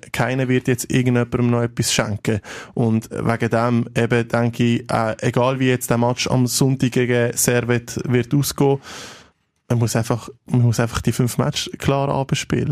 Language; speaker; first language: German; native; German